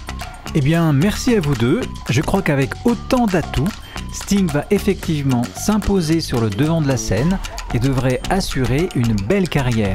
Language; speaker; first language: French; native; French